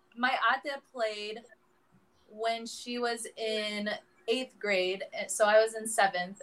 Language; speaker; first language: English; native; English